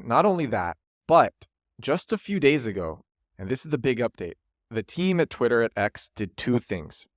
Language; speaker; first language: English; native; English